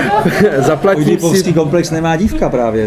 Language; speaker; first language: Czech; native; Czech